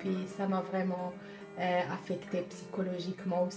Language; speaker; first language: French; non-native, local second language; Arabic